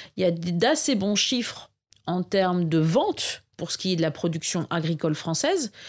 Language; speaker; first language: French; native; French